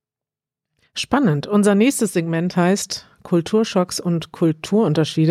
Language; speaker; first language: German; native; German